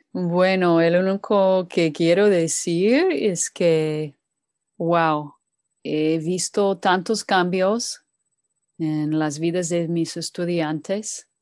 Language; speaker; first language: Spanish; non-native, fluent; English